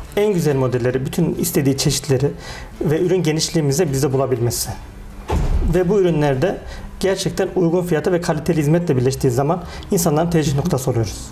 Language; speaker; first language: Turkish; native; Turkish